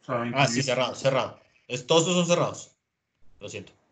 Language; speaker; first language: Spanish; native; Spanish